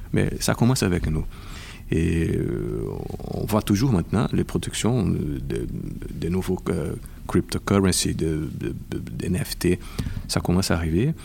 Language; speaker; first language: French; non-native, fluent; Portuguese